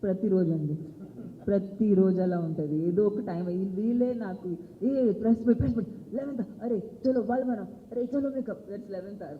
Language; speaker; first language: Telugu; non-native, local second language; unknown